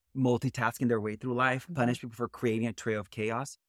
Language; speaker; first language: English; early bilingual, other home language; Portuguese